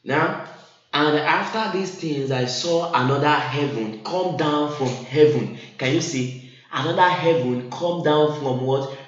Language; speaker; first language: English; non-native, local second language; Yoruba